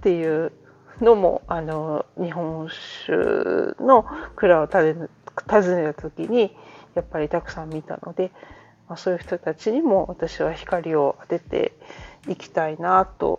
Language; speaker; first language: Japanese; native; Japanese